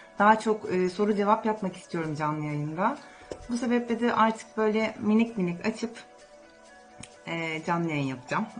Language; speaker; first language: Turkish; native; Turkish